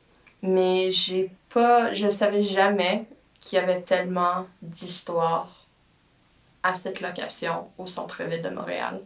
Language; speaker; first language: French; non-native, local second language; English